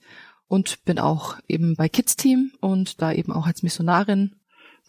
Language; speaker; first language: German; native; German